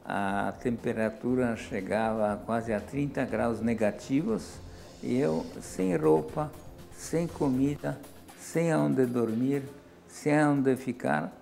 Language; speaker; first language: Portuguese; non-native, fluent; Polish